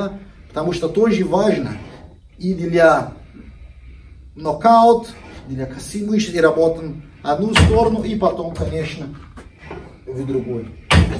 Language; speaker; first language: Russian; non-native, learner; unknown